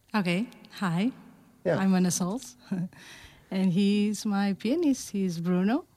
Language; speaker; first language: English; non-native, learner; Portuguese